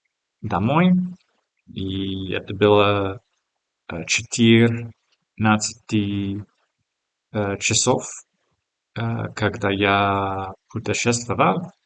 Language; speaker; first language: Russian; non-native, learner; English